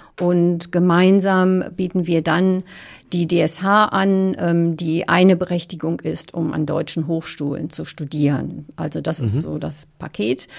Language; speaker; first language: German; native; German